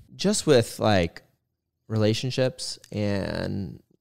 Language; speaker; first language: English; native; English